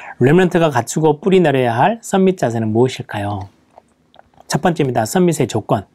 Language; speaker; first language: Korean; native; Korean